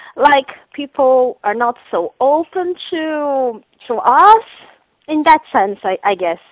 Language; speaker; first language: English; non-native, fluent; Portuguese